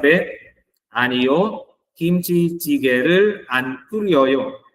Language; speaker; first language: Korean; non-native, fluent; Filipino